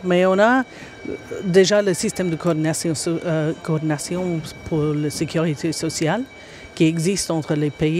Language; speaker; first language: French; non-native, fluent; English